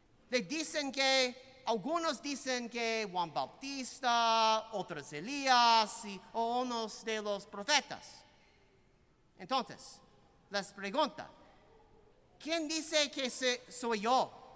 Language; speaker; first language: Spanish; non-native, fluent; English